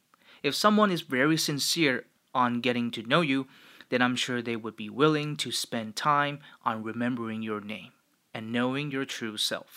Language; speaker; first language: English; non-native, fluent; Chinese